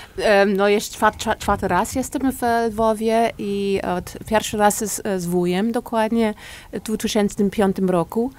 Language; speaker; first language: Polish; early bilingual, heritage; English